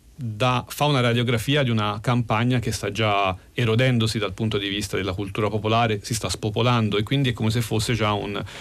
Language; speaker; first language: Italian; native; Italian